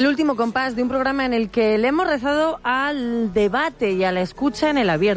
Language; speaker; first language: Spanish; native; Spanish